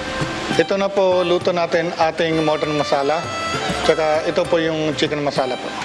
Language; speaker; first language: Filipino; non-native, learner; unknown